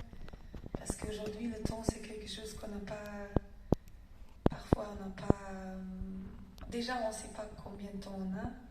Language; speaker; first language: French; non-native, fluent; German